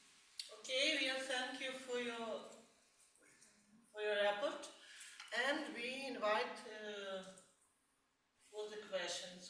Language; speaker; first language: English; non-native, learner; Ukrainian